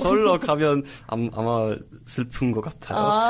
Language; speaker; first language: Korean; non-native, learner; English